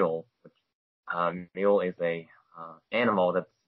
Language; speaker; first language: English; non-native, fluent; Chinese